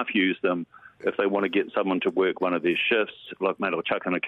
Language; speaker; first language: English; native; English